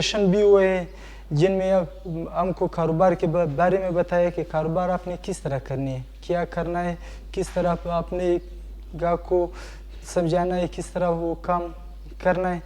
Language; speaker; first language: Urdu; non-native, local second language; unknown